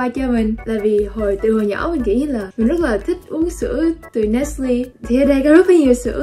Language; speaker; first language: Vietnamese; early bilingual, heritage; Vietnamese